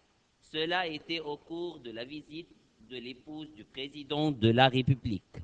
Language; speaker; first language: French; non-native, fluent; Arabic